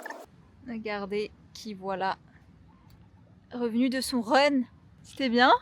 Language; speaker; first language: French; native; French